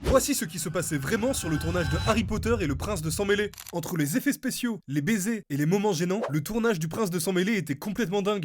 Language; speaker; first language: French; native; French